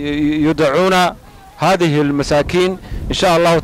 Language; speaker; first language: Arabic; non-native, learner; Somali